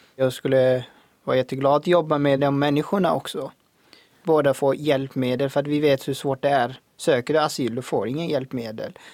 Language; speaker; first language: Swedish; non-native, fluent; Arabic